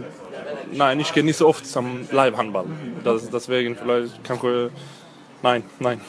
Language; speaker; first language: German; non-native, fluent; Swedish